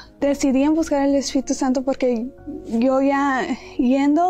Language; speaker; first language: Spanish; early bilingual, heritage; Spanish